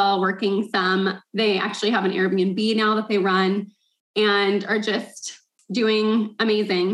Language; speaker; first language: English; native; English